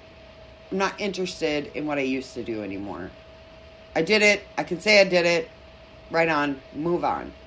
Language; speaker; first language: English; native; English